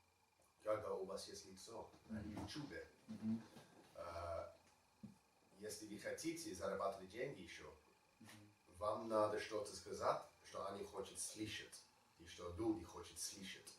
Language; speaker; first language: Russian; non-native, learner; English